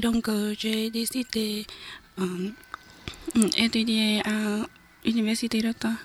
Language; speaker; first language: French; non-native, learner; Vietnamese